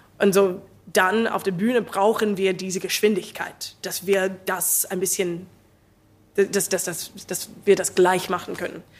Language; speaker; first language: German; non-native, learner; English